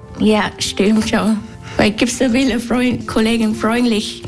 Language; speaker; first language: German; non-native, learner; Vietnamese